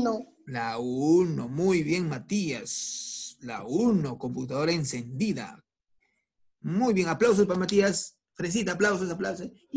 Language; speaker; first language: Spanish; native; Spanish